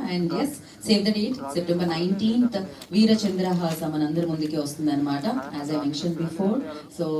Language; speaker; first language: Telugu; non-native, learner; Kannada